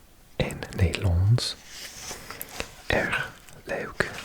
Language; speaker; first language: Dutch; non-native, learner; English